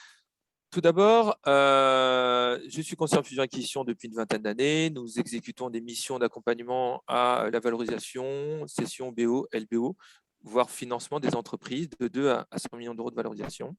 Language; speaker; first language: French; native; French